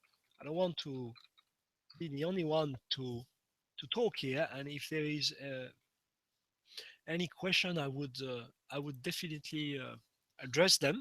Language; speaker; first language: English; non-native, fluent; French